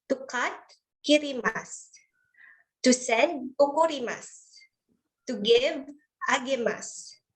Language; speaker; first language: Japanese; non-native, learner; Filipino